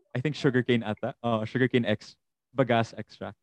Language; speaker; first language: English; non-native, local second language; Hiligaynon